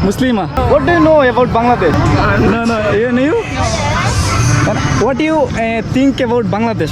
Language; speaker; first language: English; non-native, learner; Bangla